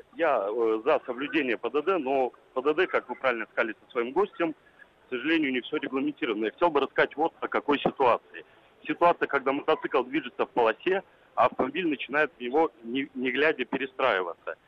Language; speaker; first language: Russian; native; Russian